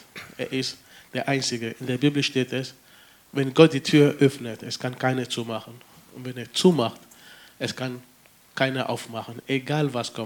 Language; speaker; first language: German; non-native, fluent; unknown